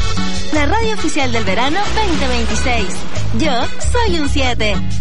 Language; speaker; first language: Spanish; native; Spanish